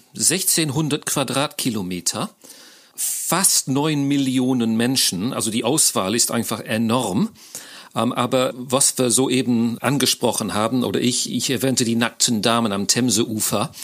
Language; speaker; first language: German; non-native, fluent; English